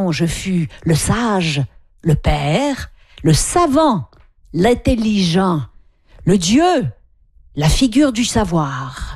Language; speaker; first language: French; native; French